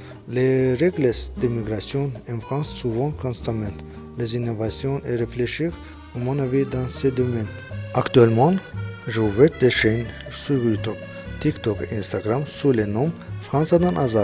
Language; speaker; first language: French; non-native, learner; Azerbaijani